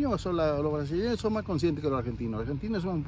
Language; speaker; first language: Spanish; native; Spanish